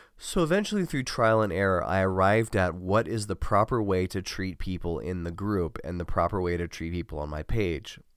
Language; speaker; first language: English; native; English